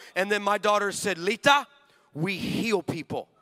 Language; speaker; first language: English; native; English